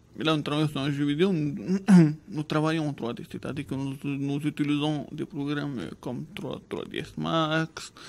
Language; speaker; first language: French; native; French